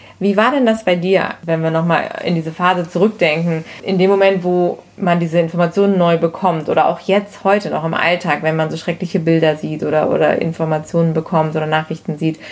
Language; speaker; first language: German; native; German